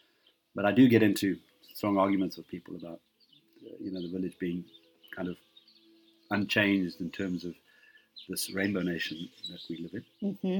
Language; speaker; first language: English; native; English